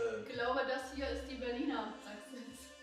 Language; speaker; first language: German; native; German